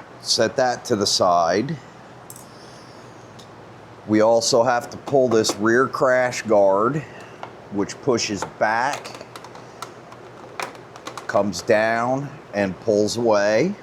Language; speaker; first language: English; native; English